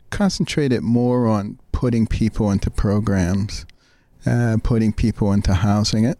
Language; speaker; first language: English; native; English